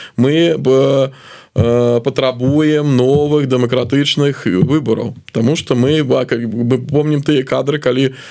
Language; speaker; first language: Belarusian; native; Belarusian